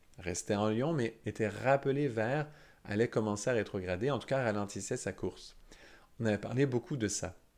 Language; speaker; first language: French; native; French